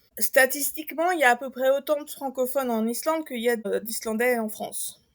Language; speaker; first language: French; native; French